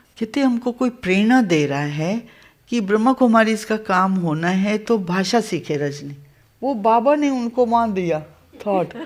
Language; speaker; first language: Hindi; non-native, local second language; Gujarati